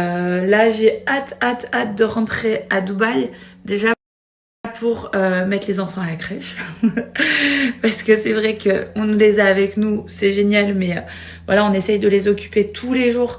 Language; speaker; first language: French; native; French